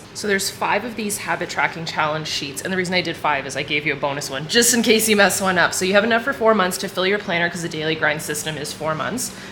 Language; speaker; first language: English; native; English